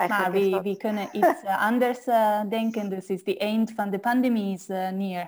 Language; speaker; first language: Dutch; non-native, learner; English